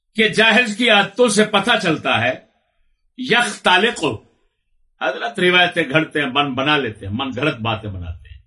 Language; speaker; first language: Urdu; non-native, local second language; Punjabi